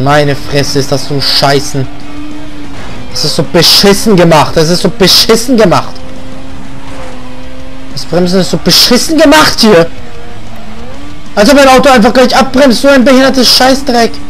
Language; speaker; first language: German; native; German